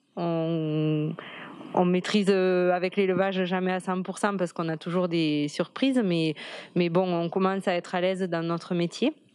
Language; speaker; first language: French; native; French